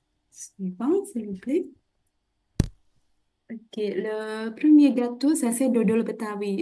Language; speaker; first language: French; non-native, fluent; Indonesian